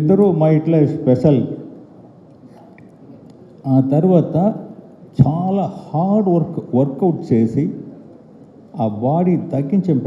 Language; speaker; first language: Telugu; non-native, learner; Tamil